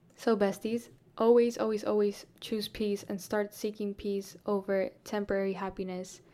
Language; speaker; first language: English; non-native, fluent; Spanish